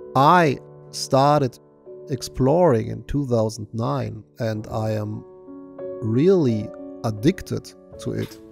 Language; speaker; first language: English; non-native, fluent; German